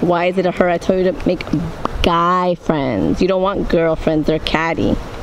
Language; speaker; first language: English; early bilingual, other home language; Spanish